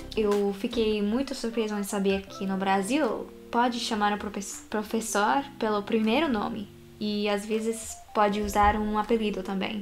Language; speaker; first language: Portuguese; non-native, fluent; Japanese